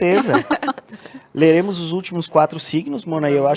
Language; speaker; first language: Portuguese; native; Portuguese